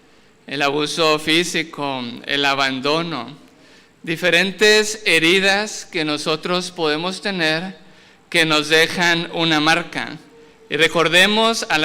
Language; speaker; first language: Spanish; native; Spanish